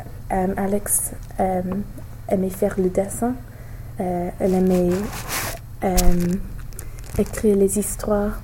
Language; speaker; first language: French; non-native, learner; English